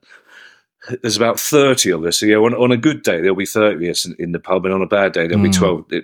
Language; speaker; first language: English; native; English